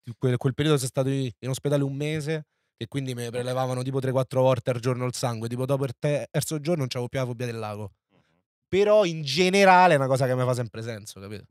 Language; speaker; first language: Italian; native; Italian